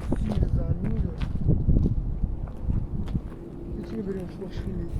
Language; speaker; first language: Persian; native; Persian